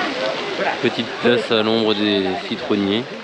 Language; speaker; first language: French; native; French